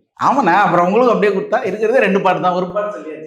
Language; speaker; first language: Tamil; native; Tamil